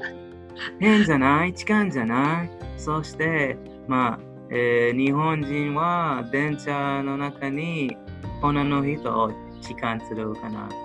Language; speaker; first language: Japanese; non-native, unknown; Hebrew